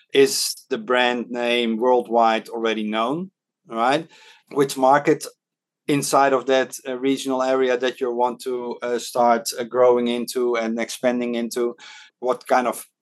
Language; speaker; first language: English; non-native, fluent; Dutch